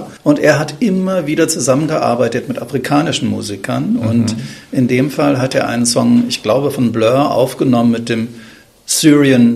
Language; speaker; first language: German; native; German